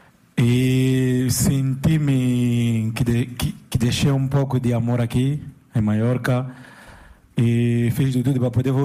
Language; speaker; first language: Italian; non-native, learner; Portuguese